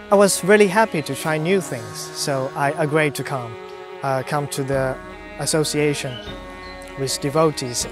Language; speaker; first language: English; non-native, learner; Chinese